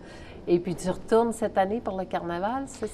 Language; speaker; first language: French; native; French